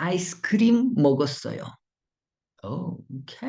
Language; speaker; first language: Korean; non-native, fluent; Russian